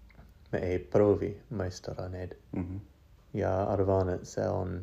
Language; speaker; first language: Estonian; non-native, learner; English